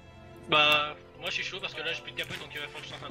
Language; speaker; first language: French; native; French